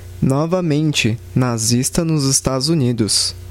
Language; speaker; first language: Portuguese; native; Portuguese